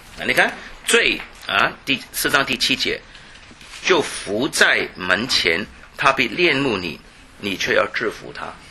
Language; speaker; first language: Chinese; non-native, local second language; Cantonese